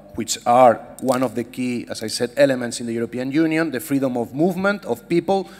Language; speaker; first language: English; non-native, fluent; Spanish